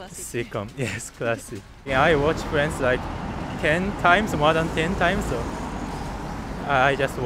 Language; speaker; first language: English; non-native, learner; Japanese